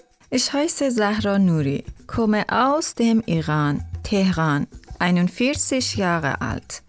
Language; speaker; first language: German; non-native, learner; Persian